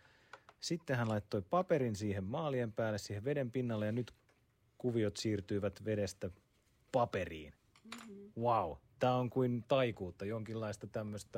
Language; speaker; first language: Finnish; native; Finnish